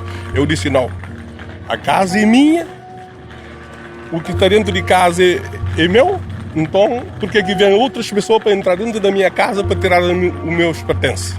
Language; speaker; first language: Portuguese; non-native, local second language; Kabuverdianu